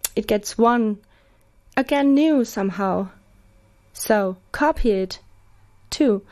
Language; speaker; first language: English; non-native, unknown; German